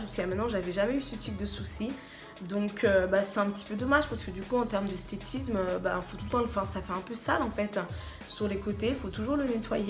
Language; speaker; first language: French; native; French